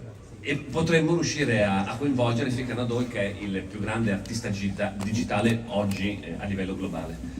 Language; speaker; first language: Italian; native; Italian